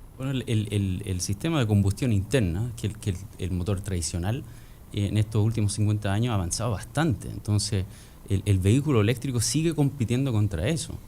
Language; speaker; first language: Spanish; early bilingual, other home language; English